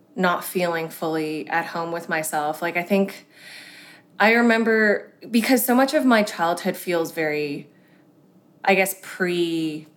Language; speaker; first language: English; early bilingual, other home language; Cantonese